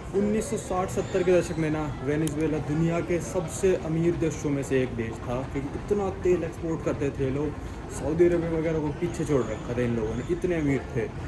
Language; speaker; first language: Hindi; native; Hindi